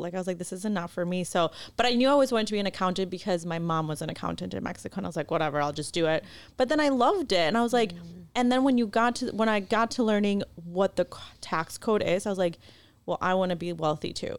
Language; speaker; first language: English; non-native, fluent; Spanish